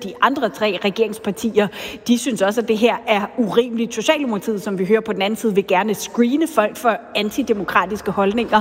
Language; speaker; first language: Danish; native; Danish